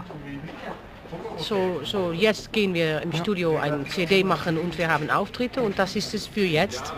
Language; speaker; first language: German; non-native, learner; Dutch